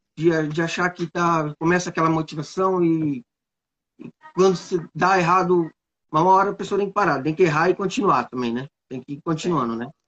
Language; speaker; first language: Portuguese; native; Portuguese